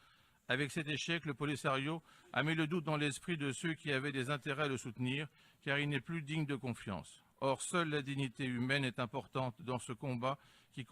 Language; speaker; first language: French; non-native, fluent; Greek